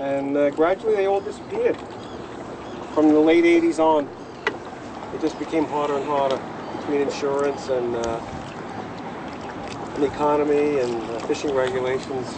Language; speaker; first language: English; native; English